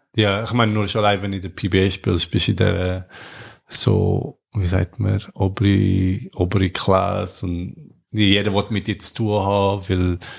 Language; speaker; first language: German; native; German